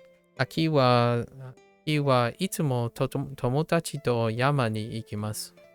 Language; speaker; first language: Japanese; non-native, learner; English